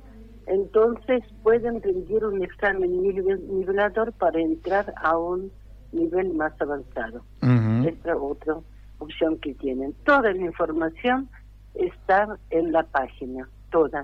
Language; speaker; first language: Spanish; non-native, fluent; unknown